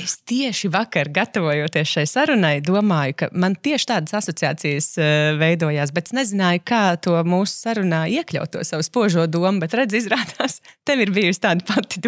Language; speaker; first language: Latvian; native; Latvian